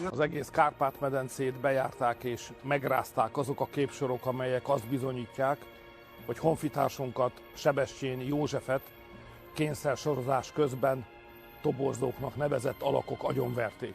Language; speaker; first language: Hungarian; native; Hungarian